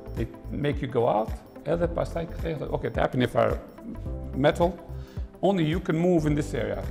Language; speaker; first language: English; non-native, fluent; Albanian